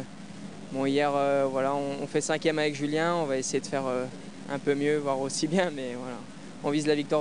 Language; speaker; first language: French; native; French